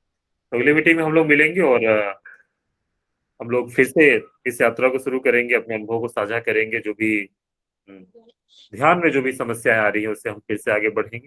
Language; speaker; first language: Hindi; native; Hindi